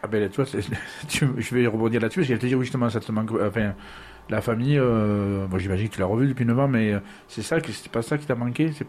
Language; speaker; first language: French; native; French